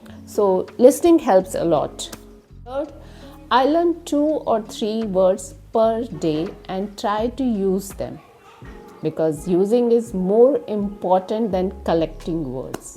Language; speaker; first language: English; non-native, learner; Hindi